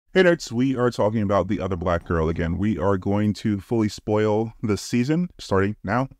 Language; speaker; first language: English; native; English